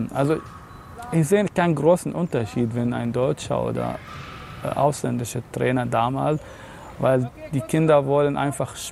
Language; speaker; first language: German; non-native, fluent; Arabic